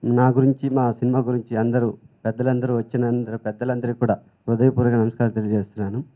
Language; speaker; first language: Telugu; native; Telugu